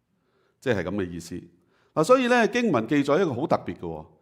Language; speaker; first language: Chinese; native; Chinese